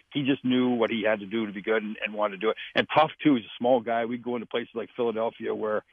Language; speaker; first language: English; native; English